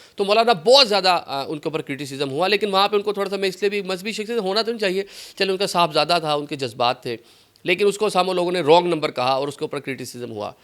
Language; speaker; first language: Urdu; native; Urdu